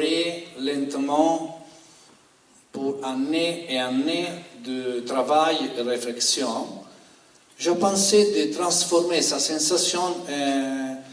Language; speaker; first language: French; non-native, learner; Italian